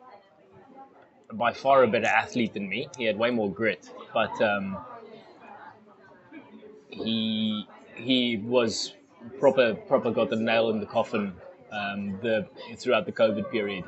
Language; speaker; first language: English; non-native, local second language; Afrikaans